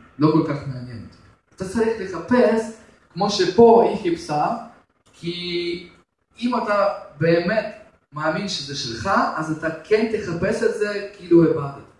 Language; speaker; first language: Hebrew; non-native, fluent; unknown